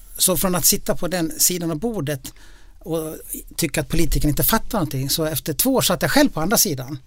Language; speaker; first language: Swedish; native; Swedish